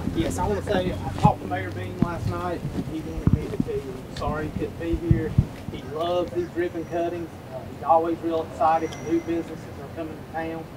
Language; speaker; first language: English; native; English